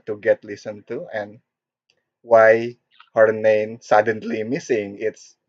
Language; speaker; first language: English; non-native, learner; Korean